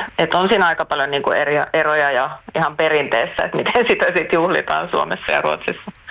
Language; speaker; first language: Finnish; early bilingual, heritage; Finnish